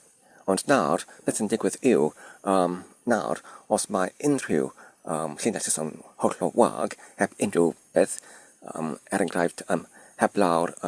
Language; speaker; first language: Welsh; non-native, learner; Polish